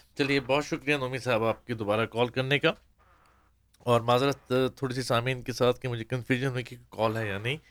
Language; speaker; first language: Urdu; native; Urdu